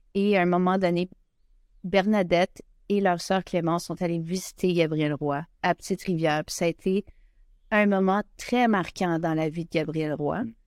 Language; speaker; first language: French; native; French